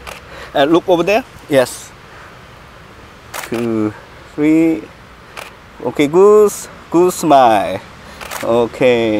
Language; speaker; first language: English; non-native, learner; Korean